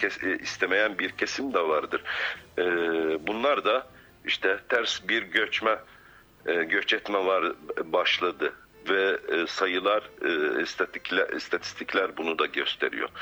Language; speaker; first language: Turkish; non-native, fluent; Arabic